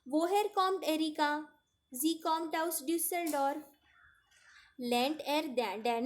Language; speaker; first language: German; non-native, fluent; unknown